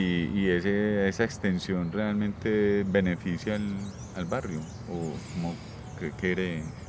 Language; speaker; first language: Spanish; native; Spanish